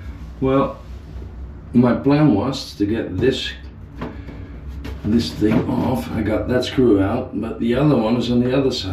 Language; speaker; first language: English; non-native, fluent; Dutch